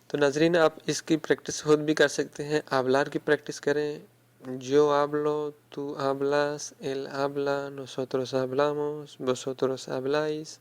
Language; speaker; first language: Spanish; non-native, fluent; Urdu